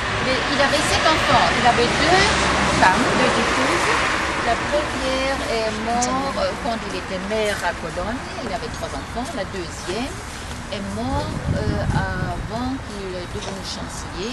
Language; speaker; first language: French; non-native, fluent; German